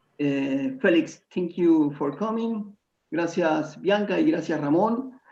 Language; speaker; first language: Spanish; native; Spanish